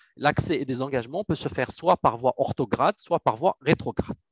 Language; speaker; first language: French; non-native, local second language; Arabic